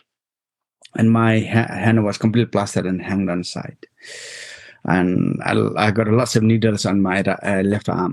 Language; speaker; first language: English; non-native, local second language; Nepali